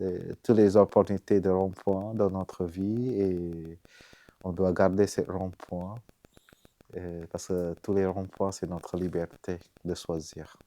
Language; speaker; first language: French; non-native, fluent; Vietnamese